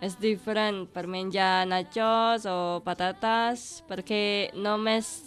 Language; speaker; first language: Catalan; non-native, learner; Indonesian